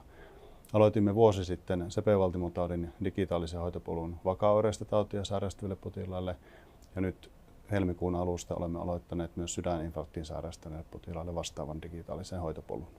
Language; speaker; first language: Finnish; native; Finnish